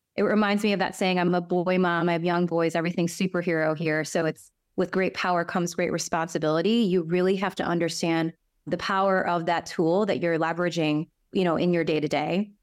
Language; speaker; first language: English; native; English